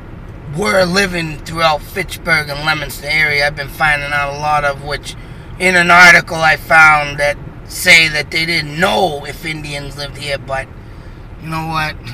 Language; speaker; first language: English; native; English